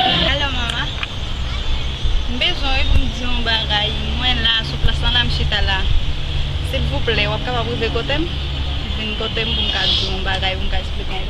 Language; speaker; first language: French; non-native, learner; Haitian Creole